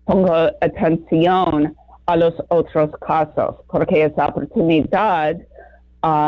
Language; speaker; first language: Spanish; non-native, learner; English